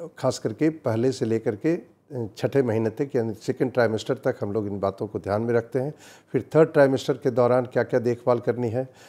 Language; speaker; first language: Hindi; native; Hindi